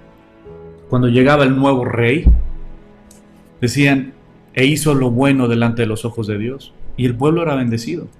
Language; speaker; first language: Spanish; native; Spanish